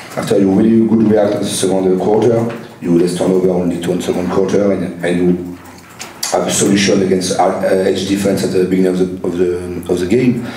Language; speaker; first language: English; non-native, learner; French